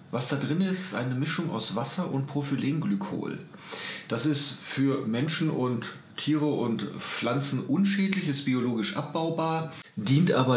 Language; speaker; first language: German; native; German